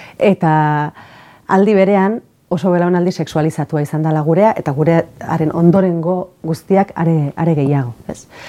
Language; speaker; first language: Basque; native; Basque